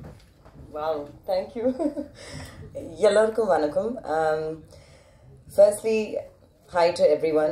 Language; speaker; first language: Tamil; early bilingual, heritage; Tamil